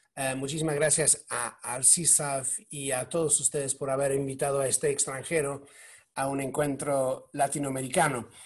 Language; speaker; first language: Spanish; non-native, fluent; English